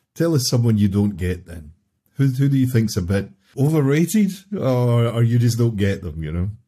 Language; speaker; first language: English; native; English